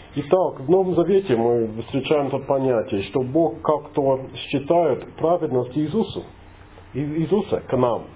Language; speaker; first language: Russian; non-native, fluent; English